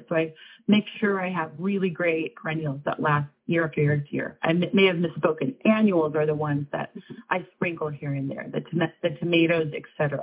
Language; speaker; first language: English; native; English